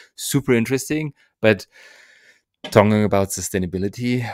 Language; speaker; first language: English; non-native, fluent; German